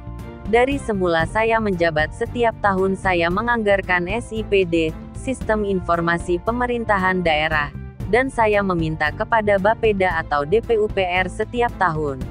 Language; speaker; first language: Indonesian; native; Indonesian